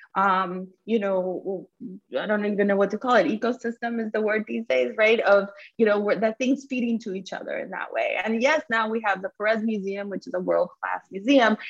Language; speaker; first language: English; early bilingual, other home language; Spanish